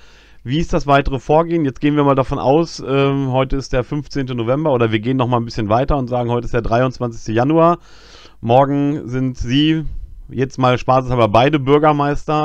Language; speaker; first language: German; native; German